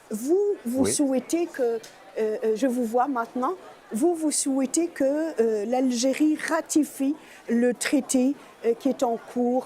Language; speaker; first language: French; native; French